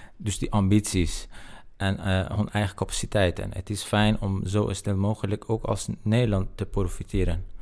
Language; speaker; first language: Dutch; non-native, fluent; Persian